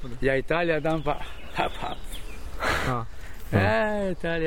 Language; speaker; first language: German; non-native, learner; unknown